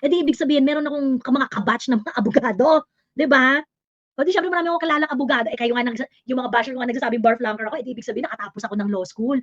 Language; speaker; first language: Filipino; native; Filipino